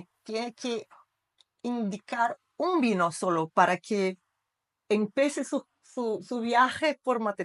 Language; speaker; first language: Spanish; non-native, fluent; Portuguese